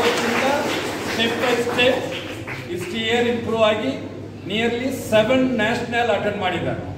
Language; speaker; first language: Kannada; non-native, local second language; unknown